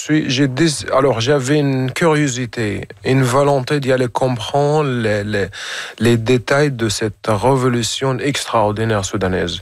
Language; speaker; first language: French; non-native, fluent; Arabic